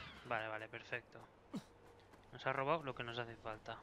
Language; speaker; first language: Spanish; native; Spanish